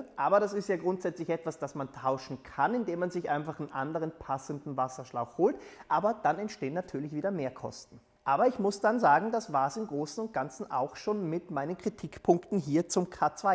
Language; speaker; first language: German; native; German